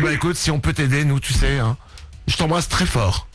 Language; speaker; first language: French; native; French